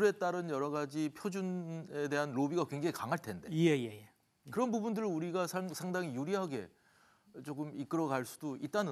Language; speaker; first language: Korean; native; Korean